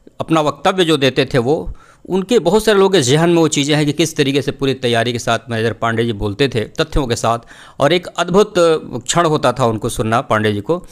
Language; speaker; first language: Hindi; native; Hindi